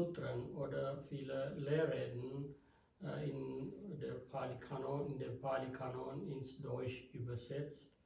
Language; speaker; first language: German; non-native, fluent; Sinhala